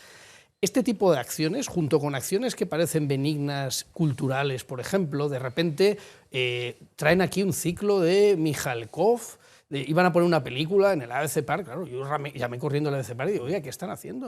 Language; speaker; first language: Spanish; native; Spanish